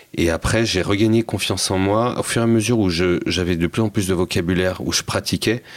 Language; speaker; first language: French; native; French